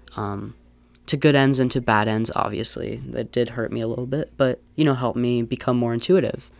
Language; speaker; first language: English; native; English